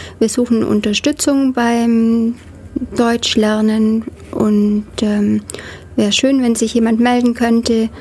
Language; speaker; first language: German; native; German